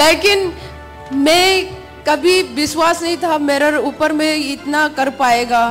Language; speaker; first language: Hindi; non-native, local second language; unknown